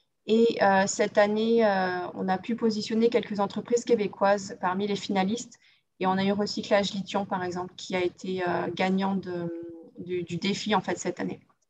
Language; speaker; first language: French; native; French